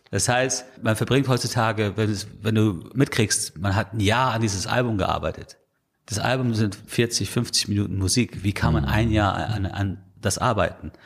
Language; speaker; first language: German; non-native, fluent; English